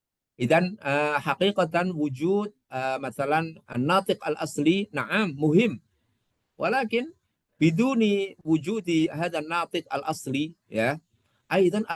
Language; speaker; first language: Arabic; non-native, fluent; Indonesian